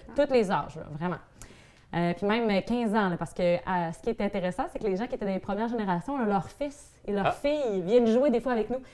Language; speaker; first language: French; native; French